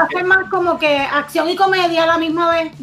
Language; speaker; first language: Spanish; native; Spanish